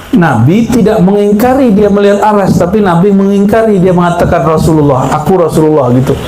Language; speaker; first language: Indonesian; non-native, local second language; Minangkabau